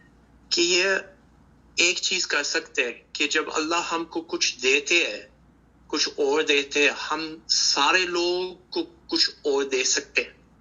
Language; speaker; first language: Hindi; early bilingual, heritage; Hindi